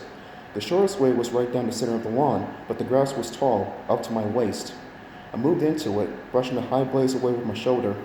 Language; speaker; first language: English; native; English